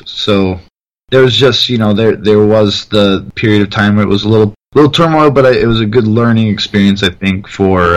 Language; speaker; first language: English; native; English